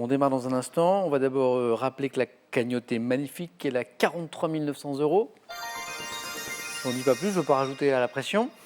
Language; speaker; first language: French; native; French